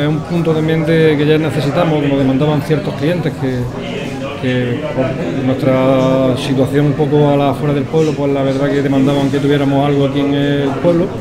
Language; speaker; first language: Spanish; native; Spanish